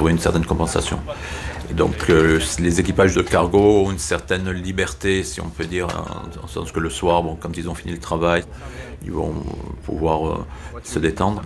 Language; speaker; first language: French; native; French